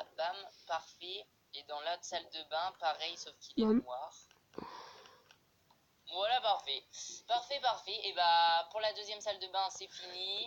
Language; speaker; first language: French; native; French